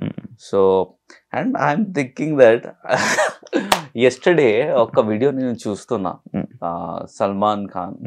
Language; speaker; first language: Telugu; non-native, local second language; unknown